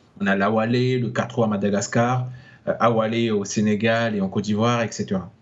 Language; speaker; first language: French; non-native, local second language; Sango